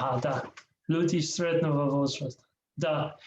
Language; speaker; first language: Russian; non-native, learner; English